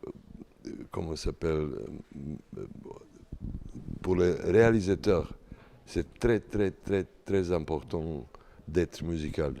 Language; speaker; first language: French; non-native, learner; Serbian